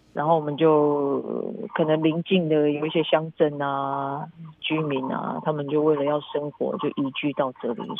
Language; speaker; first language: Chinese; native; Chinese